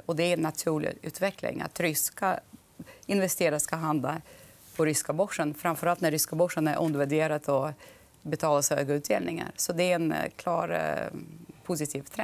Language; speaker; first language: Swedish; non-native, fluent; Russian